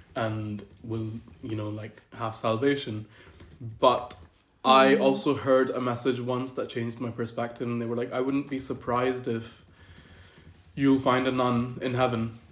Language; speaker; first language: English; early bilingual, other home language; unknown